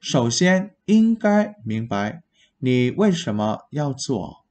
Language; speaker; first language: Chinese; non-native, fluent; Vietnamese